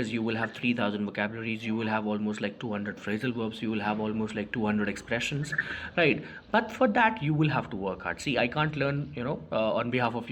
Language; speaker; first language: English; non-native, local second language; Hindi